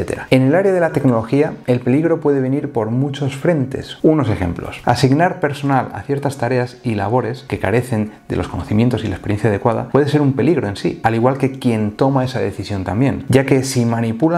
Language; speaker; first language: Spanish; native; Spanish